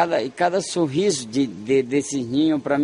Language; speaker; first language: Spanish; non-native, fluent; Portuguese